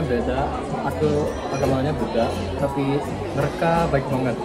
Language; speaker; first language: Indonesian; non-native, fluent; Japanese